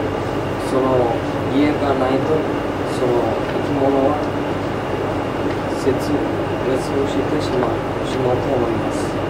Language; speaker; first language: Japanese; non-native, learner; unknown